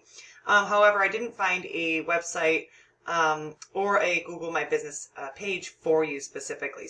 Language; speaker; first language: English; native; English